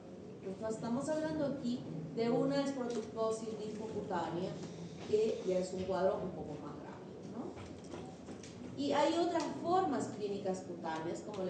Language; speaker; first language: Spanish; native; Spanish